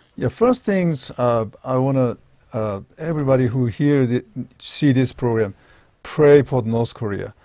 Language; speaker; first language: English; non-native, learner; Korean